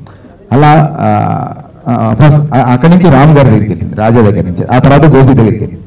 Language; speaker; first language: Telugu; native; Telugu